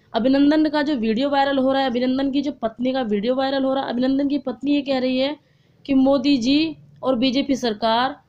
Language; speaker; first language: Hindi; native; Hindi